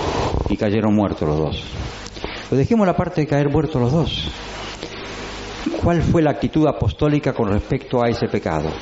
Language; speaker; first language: Spanish; native; Spanish